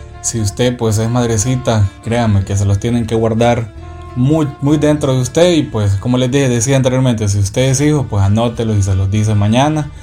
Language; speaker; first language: Spanish; native; Spanish